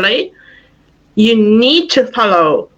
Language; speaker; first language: English; non-native, fluent; Russian